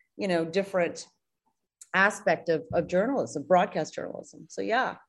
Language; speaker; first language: English; native; English